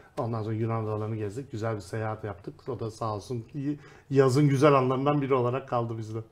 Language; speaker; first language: Turkish; native; Turkish